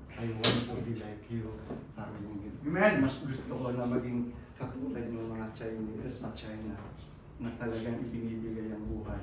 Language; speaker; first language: Filipino; native; Filipino